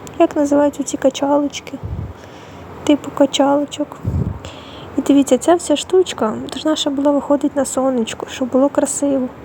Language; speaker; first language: Ukrainian; non-native, local second language; Russian